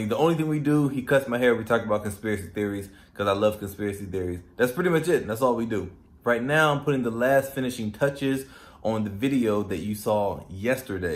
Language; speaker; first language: English; native; English